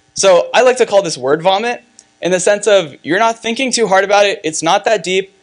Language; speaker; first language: English; native; English